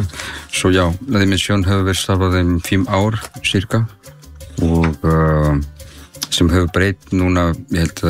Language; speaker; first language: Icelandic; non-native, learner; Spanish